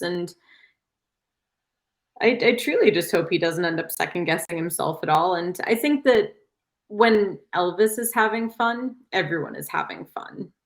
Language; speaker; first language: English; native; English